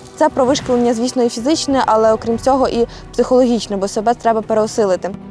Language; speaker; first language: Ukrainian; native; Ukrainian